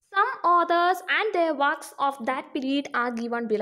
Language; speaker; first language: English; non-native, local second language; Malayalam